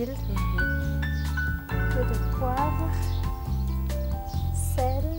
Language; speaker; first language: French; non-native, learner; Malagasy